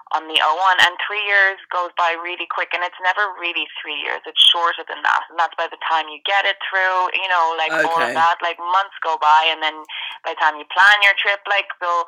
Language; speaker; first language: English; native; English